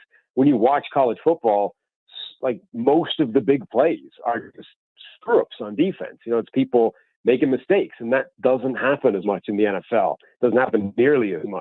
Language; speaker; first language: English; native; English